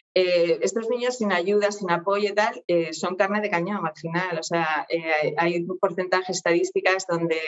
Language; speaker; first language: Spanish; native; Spanish